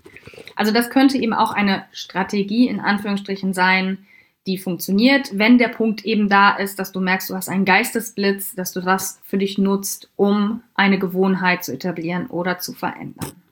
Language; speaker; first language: German; native; German